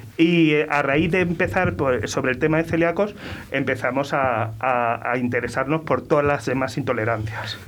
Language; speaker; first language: Spanish; native; Spanish